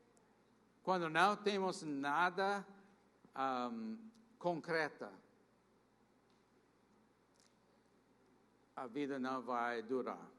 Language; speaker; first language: Portuguese; non-native, fluent; English